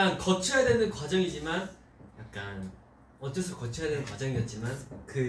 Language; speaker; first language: Korean; early bilingual, heritage; Korean